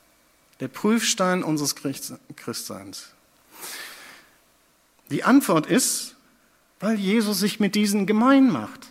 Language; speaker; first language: German; native; German